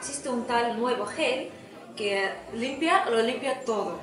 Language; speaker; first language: Spanish; non-native, fluent; Russian